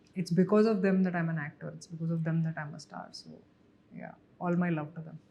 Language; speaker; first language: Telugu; non-native, fluent; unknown